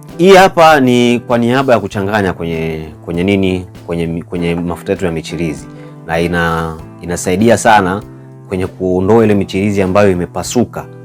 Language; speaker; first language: Swahili; native; Swahili